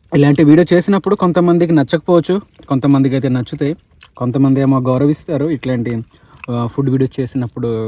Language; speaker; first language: Telugu; native; Telugu